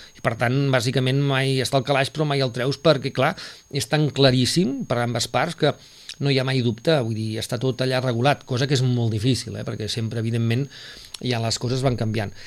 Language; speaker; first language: Catalan; native; Catalan